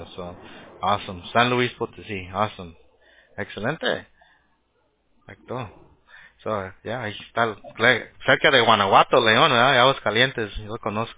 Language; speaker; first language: Spanish; early bilingual, heritage; Spanish